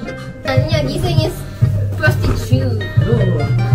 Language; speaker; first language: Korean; non-native, learner; Filipino